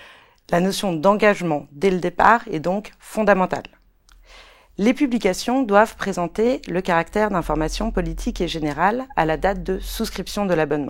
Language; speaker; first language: French; native; French